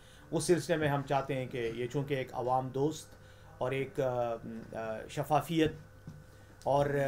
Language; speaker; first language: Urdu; non-native, local second language; Pashto